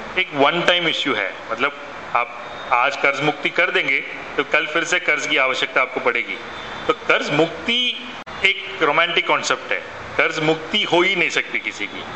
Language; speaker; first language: Hindi; non-native, local second language; Malayalam